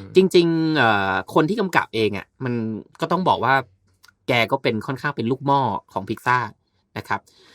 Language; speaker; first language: Thai; native; Thai